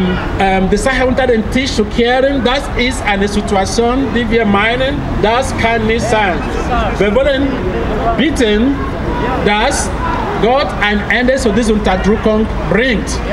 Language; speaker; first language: German; non-native, fluent; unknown